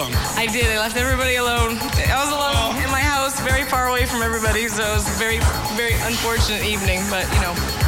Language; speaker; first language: English; native; English